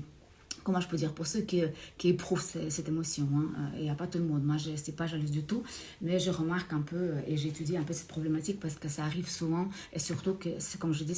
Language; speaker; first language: French; non-native, fluent; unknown